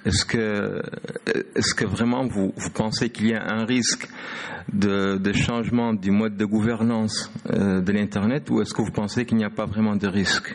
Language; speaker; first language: French; non-native, local second language; Arabic